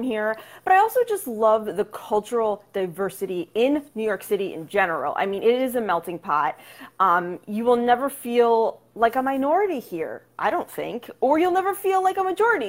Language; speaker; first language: English; native; English